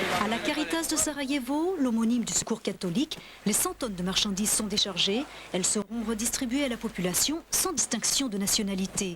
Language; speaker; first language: French; native; French